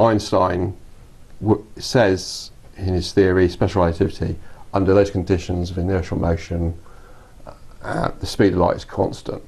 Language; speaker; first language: English; native; English